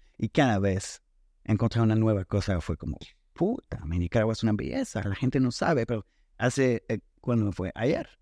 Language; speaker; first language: Spanish; non-native, fluent; French